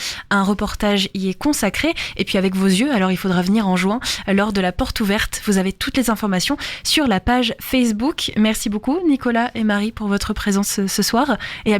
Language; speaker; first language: French; native; French